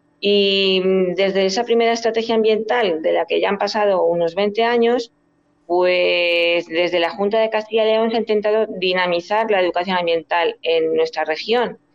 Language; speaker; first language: Spanish; native; Spanish